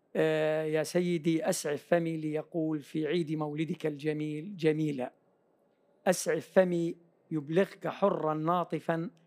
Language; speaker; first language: Arabic; native; Arabic